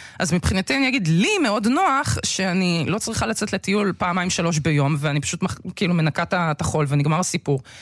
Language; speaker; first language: Hebrew; early bilingual, other home language; Russian